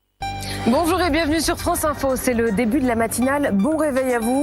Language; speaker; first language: French; native; French